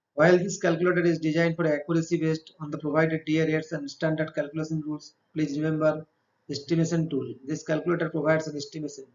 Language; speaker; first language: English; non-native, local second language; Bangla